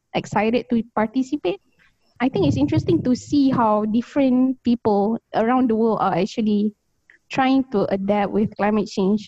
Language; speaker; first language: English; native; English